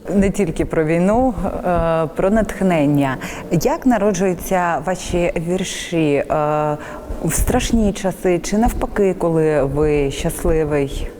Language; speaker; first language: Ukrainian; native; Ukrainian